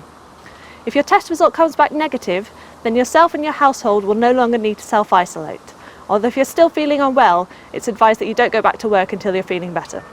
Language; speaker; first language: English; native; English